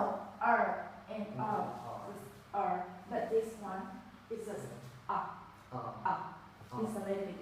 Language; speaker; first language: English; non-native, fluent; Vietnamese